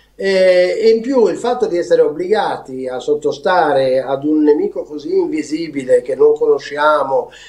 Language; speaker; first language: Italian; native; Italian